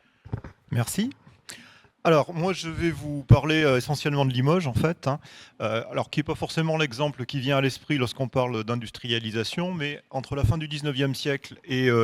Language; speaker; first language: French; native; French